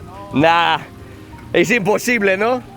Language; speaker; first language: Spanish; non-native, learner; English